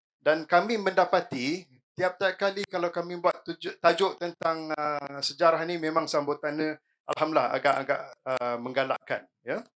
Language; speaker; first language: Malay; native; Malay